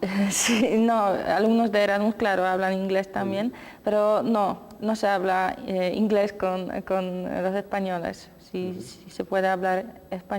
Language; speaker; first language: Spanish; non-native, learner; Polish